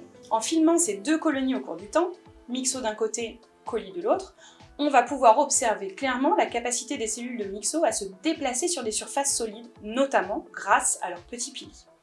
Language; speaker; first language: French; native; French